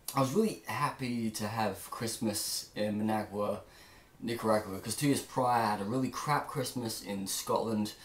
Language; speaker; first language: English; native; English